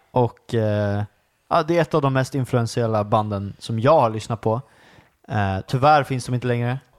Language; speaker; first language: Swedish; native; Swedish